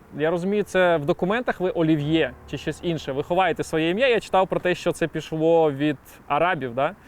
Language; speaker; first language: Ukrainian; native; Ukrainian